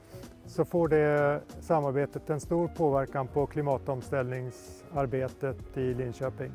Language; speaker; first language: Swedish; native; Swedish